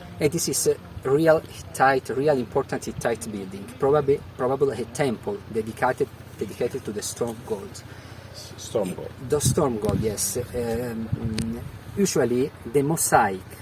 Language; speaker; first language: English; non-native, fluent; Italian